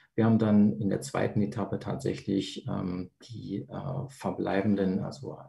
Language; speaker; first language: German; native; German